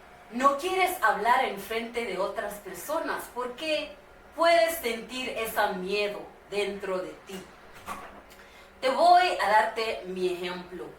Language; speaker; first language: Spanish; non-native, learner; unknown